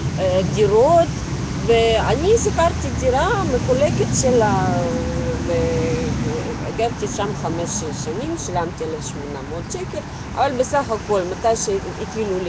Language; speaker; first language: Hebrew; non-native, local second language; Russian